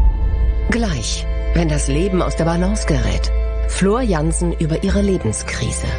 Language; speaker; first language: German; native; German